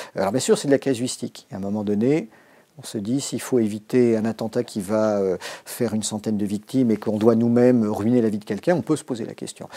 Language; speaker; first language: French; native; French